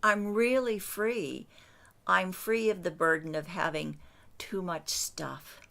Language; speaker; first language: English; native; English